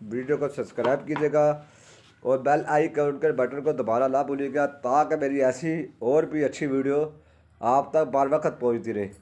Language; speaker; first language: Urdu; non-native, local second language; Punjabi